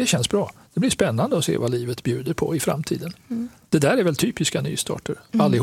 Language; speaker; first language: Swedish; native; Swedish